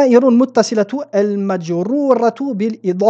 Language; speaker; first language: Arabic; non-native, fluent; French